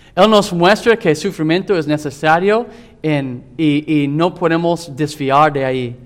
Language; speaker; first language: Spanish; non-native, fluent; English